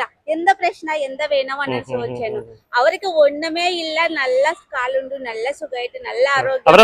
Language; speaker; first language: Malayalam; non-native, learner; Telugu